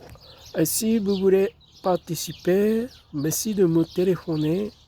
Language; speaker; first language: French; non-native, fluent; Japanese